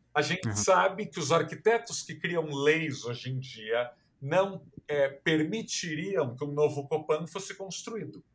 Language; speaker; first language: Portuguese; native; Portuguese